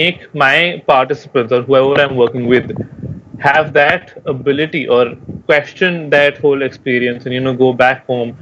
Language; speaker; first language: English; non-native, local second language; Hindi